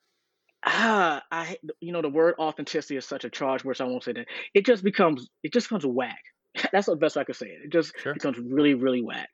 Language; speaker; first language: English; native; English